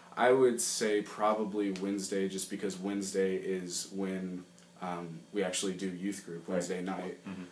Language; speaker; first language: English; native; English